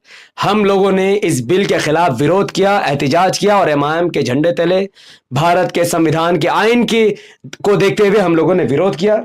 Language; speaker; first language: Hindi; native; Hindi